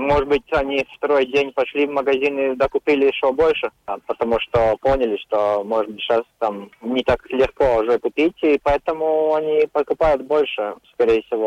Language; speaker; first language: Russian; non-native, local second language; Latvian